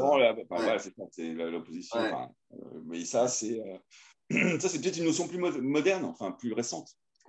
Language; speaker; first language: French; native; French